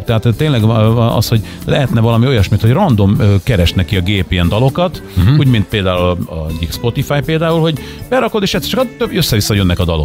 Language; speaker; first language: Hungarian; native; Hungarian